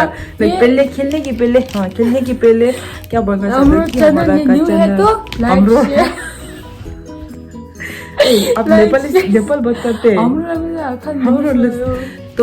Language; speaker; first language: Hindi; non-native, local second language; Tibetan